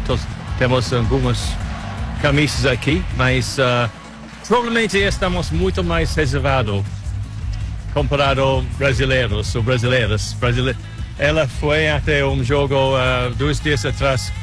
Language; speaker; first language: Portuguese; non-native, learner; English